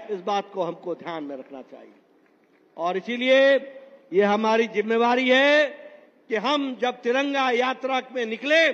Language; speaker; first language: Hindi; native; Hindi